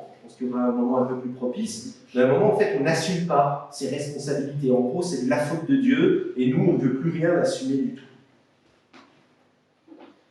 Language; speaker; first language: French; native; French